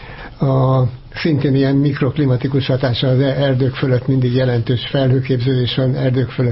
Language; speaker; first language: Hungarian; native; Hungarian